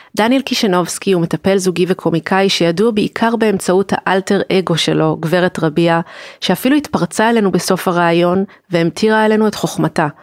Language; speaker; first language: Hebrew; native; Hebrew